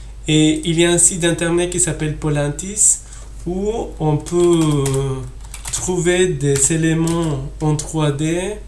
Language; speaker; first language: French; non-native, fluent; Spanish